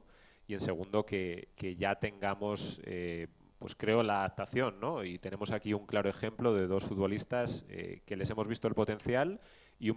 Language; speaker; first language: Spanish; native; Spanish